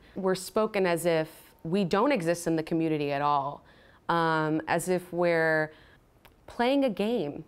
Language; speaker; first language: English; native; English